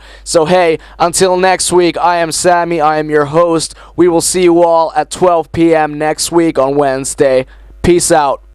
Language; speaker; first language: English; non-native, fluent; Finnish